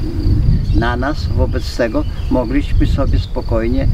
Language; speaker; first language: Polish; native; Polish